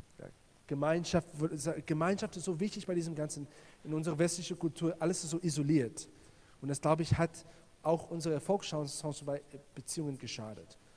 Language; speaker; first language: German; native; German